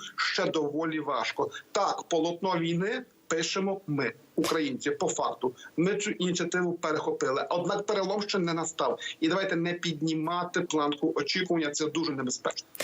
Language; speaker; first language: Ukrainian; native; Ukrainian